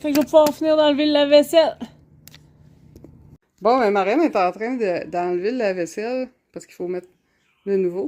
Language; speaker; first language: French; native; French